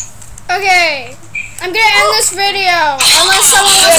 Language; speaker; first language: English; native; English